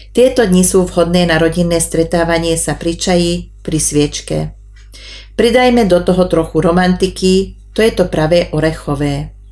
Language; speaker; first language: Slovak; non-native, local second language; Hungarian